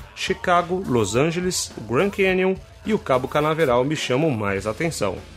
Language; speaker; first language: Portuguese; native; Portuguese